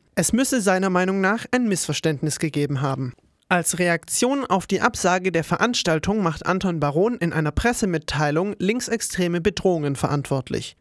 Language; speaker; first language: German; native; German